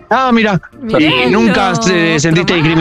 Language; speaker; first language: Spanish; native; Spanish